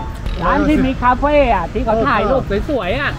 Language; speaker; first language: Thai; native; Thai